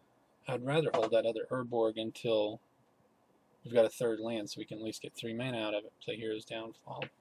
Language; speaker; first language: English; native; English